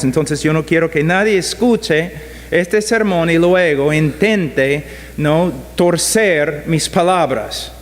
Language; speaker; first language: Spanish; non-native, fluent; English